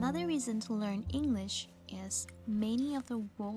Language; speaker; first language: English; non-native, fluent; Indonesian